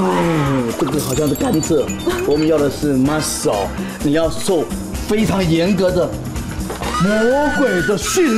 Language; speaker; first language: Chinese; native; Chinese